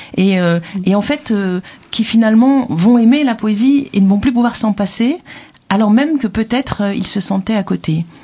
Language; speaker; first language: French; native; French